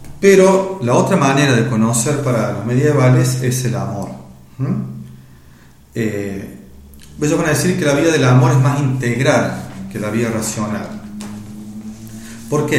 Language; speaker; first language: Spanish; native; Spanish